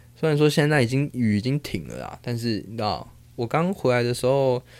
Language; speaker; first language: Chinese; non-native, local second language; Min Nan Chinese